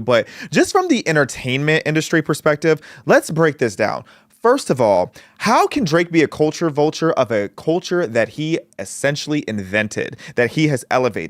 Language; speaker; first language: English; native; English